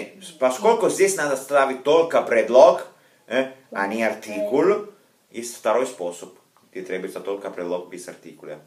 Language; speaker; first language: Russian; non-native, fluent; Italian